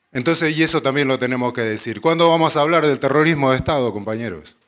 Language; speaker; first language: Spanish; native; Spanish